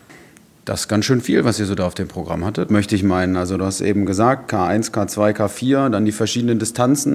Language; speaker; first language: German; native; German